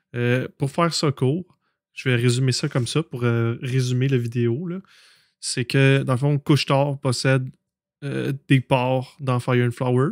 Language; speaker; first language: French; native; French